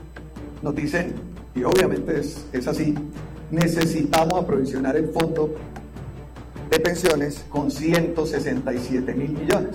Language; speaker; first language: Spanish; native; Spanish